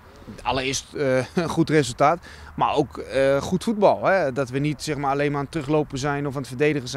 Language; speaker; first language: Dutch; native; Dutch